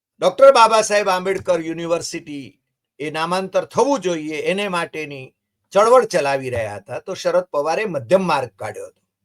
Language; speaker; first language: Gujarati; native; Gujarati